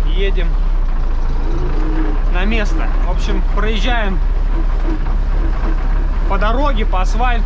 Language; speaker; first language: Russian; native; Russian